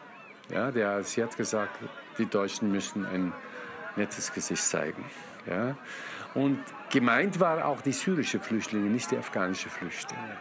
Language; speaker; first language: German; non-native, fluent; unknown